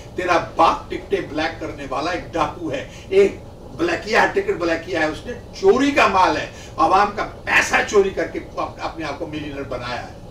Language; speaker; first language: Urdu; native; Urdu